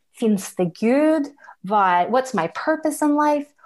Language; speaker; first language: English; early bilingual, other home language; Norwegian